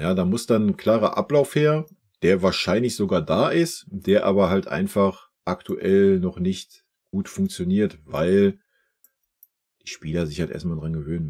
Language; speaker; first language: German; native; German